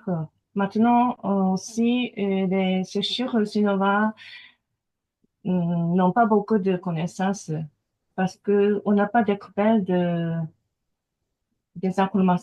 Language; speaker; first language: French; non-native, fluent; Japanese